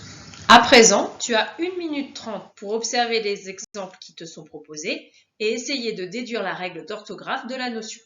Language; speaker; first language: French; native; French